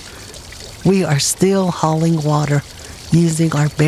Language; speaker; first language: English; native; English